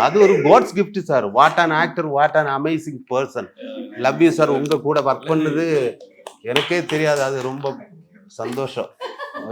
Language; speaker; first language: Tamil; non-native, learner; Malayalam